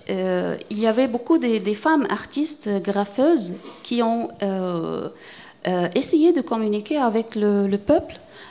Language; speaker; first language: French; non-native, fluent; Arabic